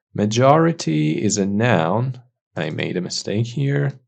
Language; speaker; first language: English; non-native, fluent; Persian